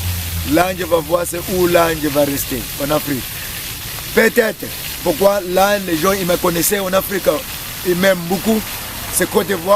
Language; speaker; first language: French; non-native, learner; English